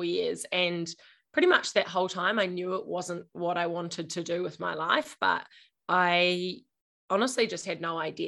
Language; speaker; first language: English; native; English